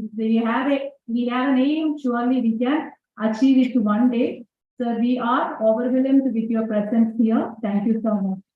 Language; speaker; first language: English; non-native, local second language; Malayalam